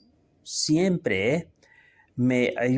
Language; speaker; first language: Spanish; non-native, fluent; Urdu